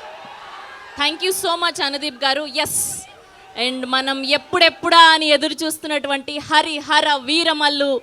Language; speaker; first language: Telugu; native; Telugu